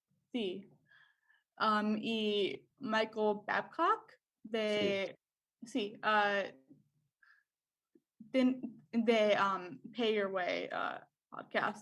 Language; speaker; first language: Spanish; non-native, learner; English